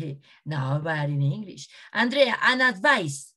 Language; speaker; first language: English; non-native, learner; Spanish